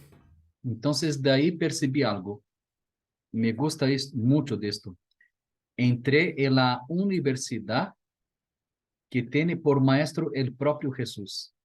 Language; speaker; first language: Spanish; non-native, fluent; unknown